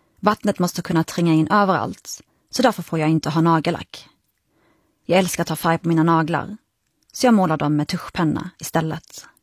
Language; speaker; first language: Swedish; early bilingual, other home language; Arabic